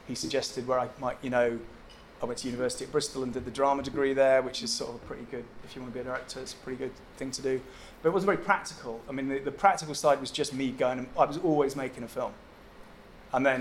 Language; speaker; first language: English; native; English